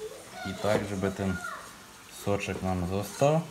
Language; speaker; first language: Polish; non-native, fluent; Ukrainian